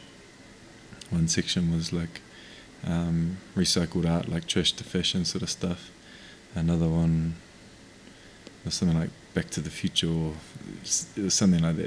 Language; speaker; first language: English; non-native, local second language; Māori